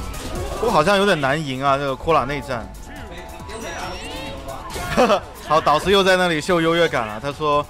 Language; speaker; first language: Chinese; native; Chinese